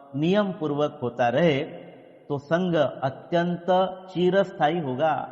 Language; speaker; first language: Hindi; non-native, local second language; Marathi